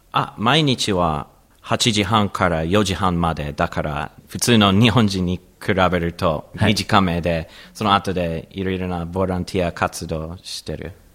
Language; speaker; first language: Japanese; non-native, learner; English